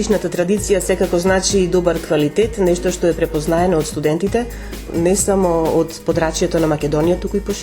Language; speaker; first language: Macedonian; native; Macedonian